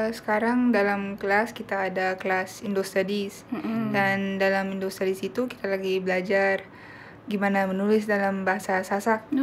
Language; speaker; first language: Indonesian; non-native, local second language; Korean